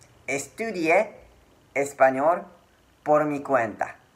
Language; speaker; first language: Spanish; non-native, learner; Japanese